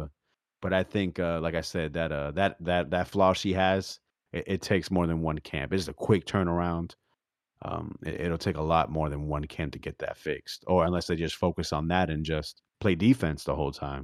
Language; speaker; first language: English; native; English